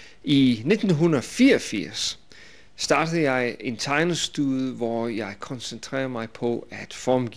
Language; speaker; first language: Danish; non-native, fluent; English